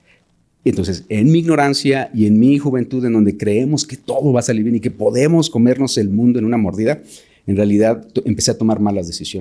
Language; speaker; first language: Spanish; native; Spanish